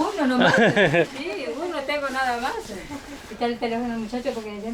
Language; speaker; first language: Spanish; native; Spanish